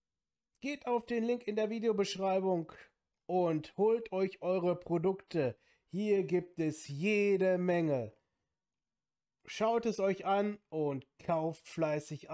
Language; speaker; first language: German; native; German